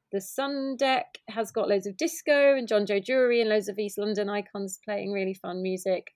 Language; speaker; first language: English; native; English